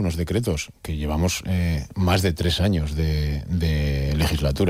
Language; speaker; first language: Spanish; native; Spanish